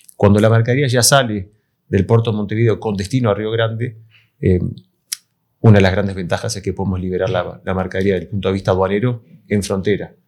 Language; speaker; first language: Spanish; native; Spanish